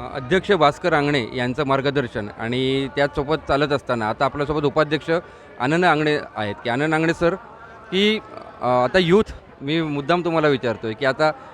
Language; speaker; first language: Marathi; native; Marathi